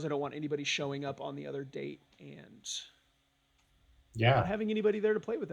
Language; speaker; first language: English; native; English